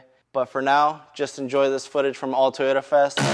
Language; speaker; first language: English; native; English